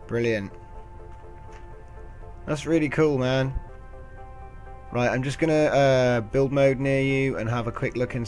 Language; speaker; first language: English; native; English